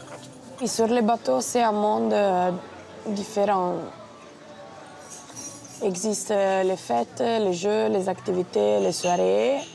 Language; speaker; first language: French; non-native, fluent; Italian